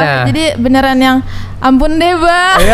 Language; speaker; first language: Indonesian; native; Indonesian